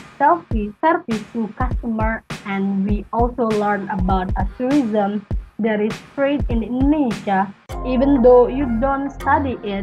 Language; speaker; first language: English; non-native, learner; Indonesian